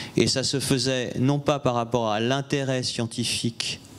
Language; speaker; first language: French; native; French